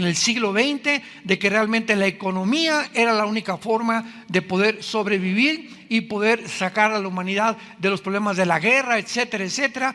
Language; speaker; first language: Spanish; native; Spanish